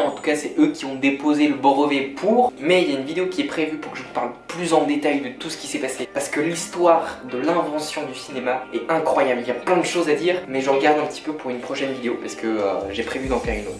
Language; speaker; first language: French; native; French